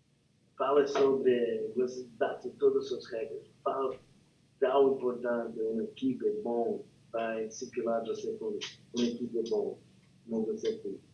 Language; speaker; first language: Portuguese; non-native, learner; English